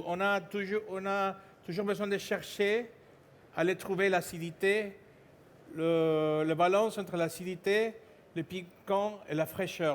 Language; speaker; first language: French; non-native, fluent; Spanish